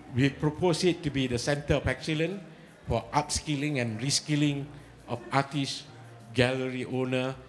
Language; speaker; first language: English; non-native, local second language; Malay